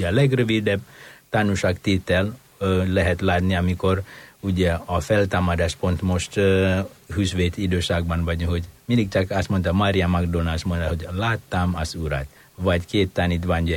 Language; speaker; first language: Hungarian; non-native, fluent; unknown